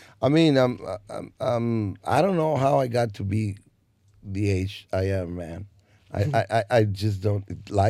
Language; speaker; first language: English; non-native, fluent; Spanish